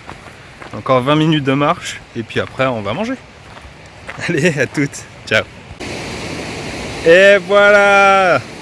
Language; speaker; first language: French; native; French